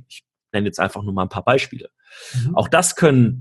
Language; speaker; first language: German; native; German